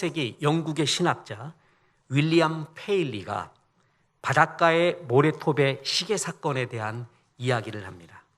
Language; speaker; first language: Korean; native; Korean